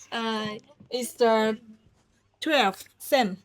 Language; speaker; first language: English; non-native, learner; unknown